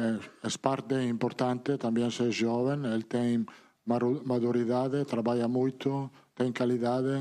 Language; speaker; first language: Portuguese; non-native, fluent; Italian